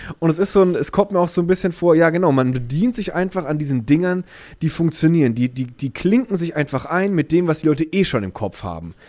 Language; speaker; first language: German; native; German